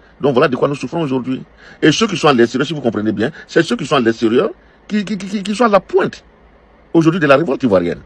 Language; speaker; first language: French; non-native, local second language; Dyula